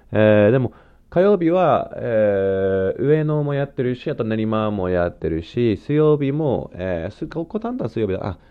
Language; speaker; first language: Japanese; non-native, fluent; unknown